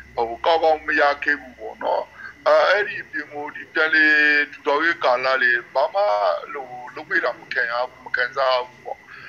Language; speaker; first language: Burmese; native; Burmese